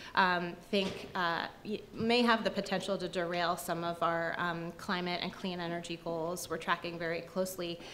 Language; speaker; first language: English; native; English